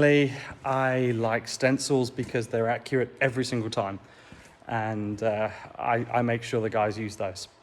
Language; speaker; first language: English; native; English